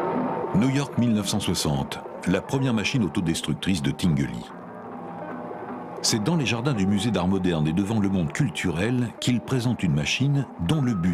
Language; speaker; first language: French; native; French